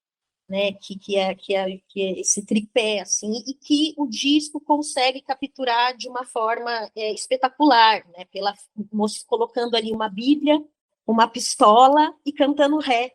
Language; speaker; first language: Portuguese; native; Portuguese